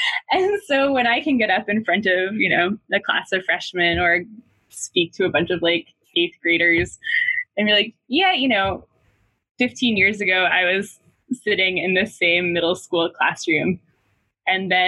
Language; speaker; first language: English; native; English